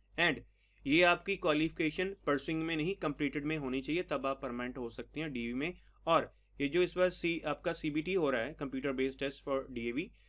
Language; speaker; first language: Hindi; non-native, local second language; Punjabi